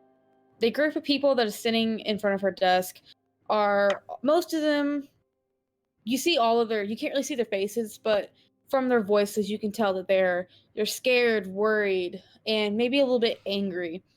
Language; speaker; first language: English; native; English